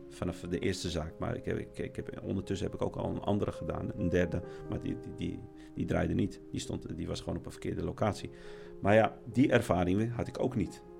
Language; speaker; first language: Dutch; native; Dutch